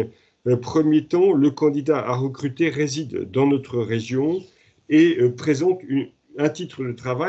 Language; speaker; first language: French; native; French